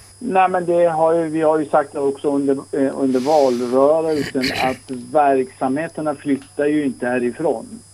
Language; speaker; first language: Swedish; non-native, fluent; Persian